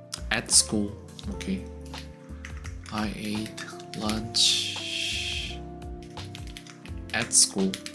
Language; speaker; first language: English; non-native, fluent; Korean